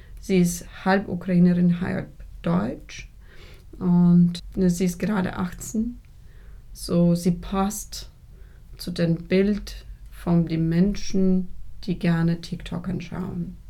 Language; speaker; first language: German; non-native, fluent; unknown